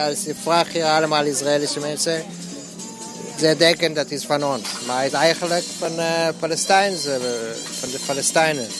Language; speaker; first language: Dutch; non-native, learner; Hebrew